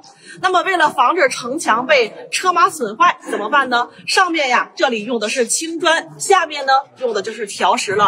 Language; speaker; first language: Chinese; native; Chinese